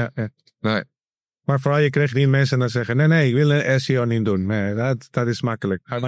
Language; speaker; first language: Dutch; non-native, learner; Spanish